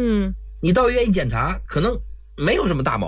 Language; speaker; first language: Chinese; native; Chinese